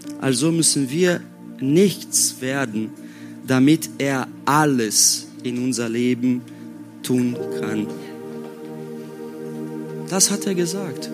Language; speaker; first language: German; non-native, learner; Portuguese